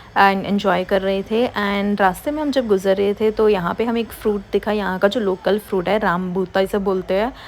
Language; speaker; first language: Hindi; non-native, local second language; Gujarati